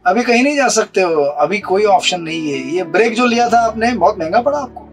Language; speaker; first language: Hindi; non-native, local second language; Marathi